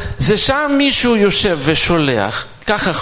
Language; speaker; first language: Hebrew; non-native, fluent; Russian